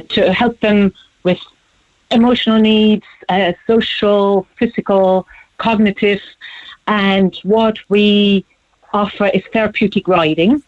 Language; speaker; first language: English; non-native, fluent; German